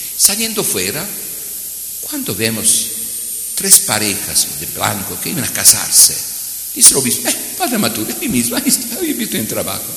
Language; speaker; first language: Spanish; non-native, fluent; Italian